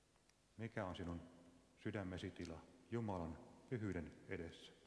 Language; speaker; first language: Finnish; native; Finnish